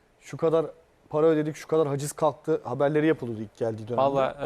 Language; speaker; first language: Turkish; native; Turkish